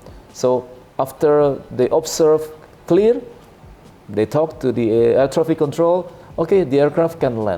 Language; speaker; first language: English; non-native, learner; Indonesian